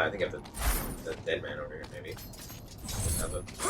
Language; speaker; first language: English; native; English